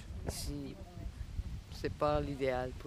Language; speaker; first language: French; non-native, fluent; Italian